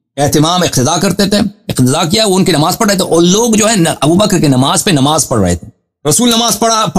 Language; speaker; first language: Urdu; non-native, fluent; Persian